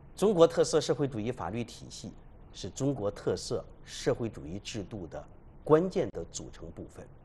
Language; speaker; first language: Chinese; native; Chinese